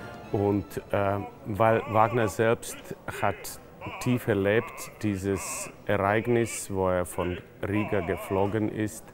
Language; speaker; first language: German; non-native, fluent; Latvian